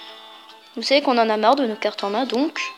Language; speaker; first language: French; native; French